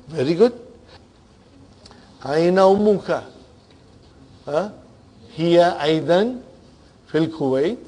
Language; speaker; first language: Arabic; non-native, fluent; Urdu